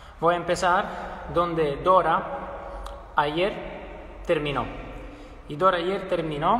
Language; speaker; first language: Spanish; non-native, fluent; Italian